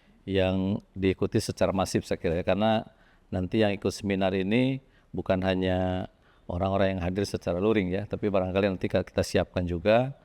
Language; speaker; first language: Indonesian; native; Indonesian